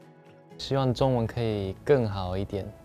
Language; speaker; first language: Chinese; non-native, fluent; Japanese